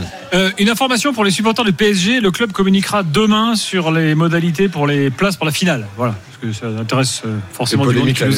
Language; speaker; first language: French; native; French